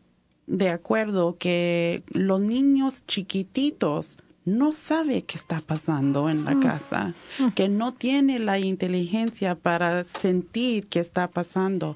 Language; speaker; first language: Spanish; early bilingual, heritage; Spanish